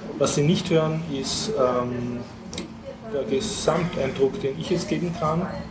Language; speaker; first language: German; native; German